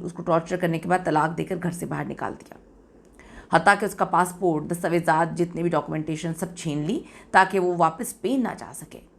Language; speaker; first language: Urdu; native; Urdu